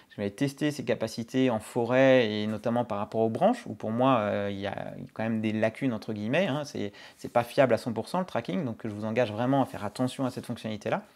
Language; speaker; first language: French; native; French